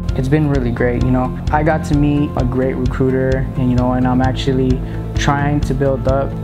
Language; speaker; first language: English; native; English